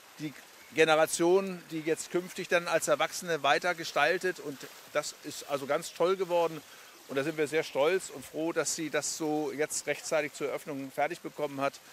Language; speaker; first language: German; native; German